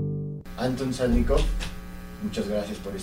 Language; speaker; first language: Spanish; native; Spanish